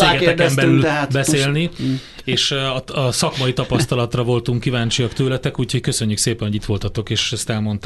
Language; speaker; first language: Hungarian; native; Hungarian